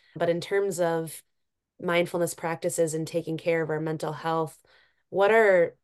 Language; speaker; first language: English; native; English